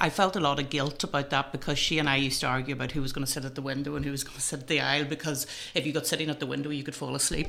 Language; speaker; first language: English; native; English